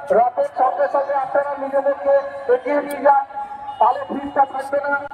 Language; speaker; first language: Bangla; native; Bangla